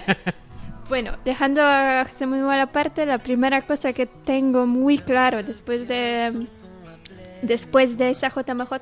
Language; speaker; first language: Spanish; non-native, learner; Polish